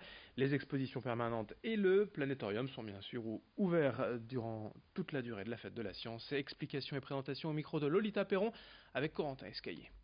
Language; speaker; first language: French; native; French